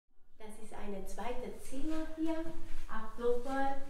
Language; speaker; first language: German; non-native, learner; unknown